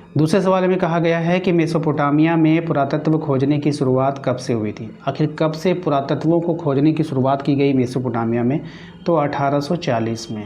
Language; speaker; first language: Hindi; native; Hindi